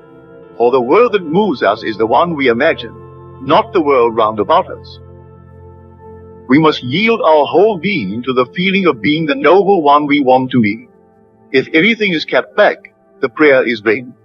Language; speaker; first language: English; native; English